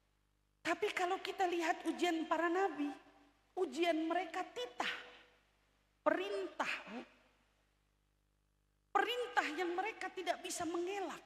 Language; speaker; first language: Indonesian; native; Indonesian